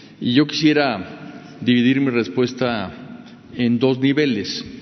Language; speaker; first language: Spanish; native; Spanish